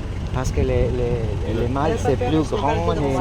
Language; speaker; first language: French; non-native, learner; Spanish